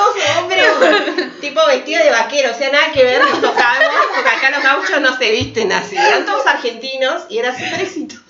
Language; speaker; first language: Spanish; native; Spanish